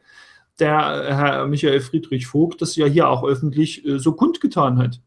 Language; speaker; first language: German; native; German